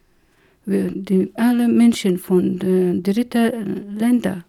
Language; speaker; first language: German; non-native, learner; Persian